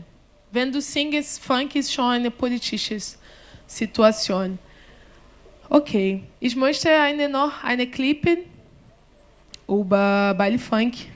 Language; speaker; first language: German; non-native, learner; Portuguese